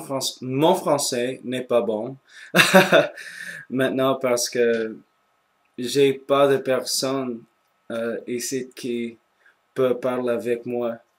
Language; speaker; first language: French; non-native, local second language; English